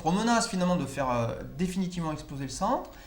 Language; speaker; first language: French; native; French